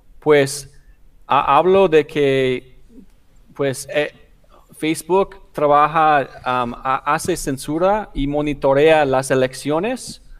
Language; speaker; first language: Spanish; non-native, fluent; English